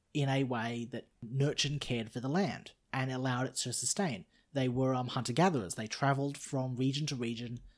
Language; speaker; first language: English; native; English